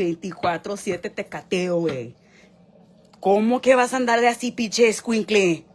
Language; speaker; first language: Spanish; early bilingual, heritage; Spanish